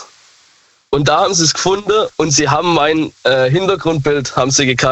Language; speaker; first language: German; native; German